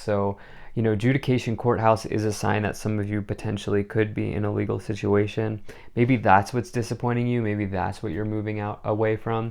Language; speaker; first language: English; native; English